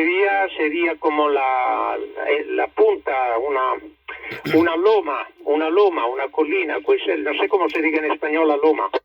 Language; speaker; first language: Spanish; non-native, fluent; Italian